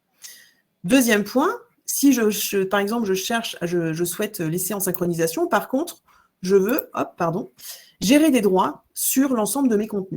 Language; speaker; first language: French; native; French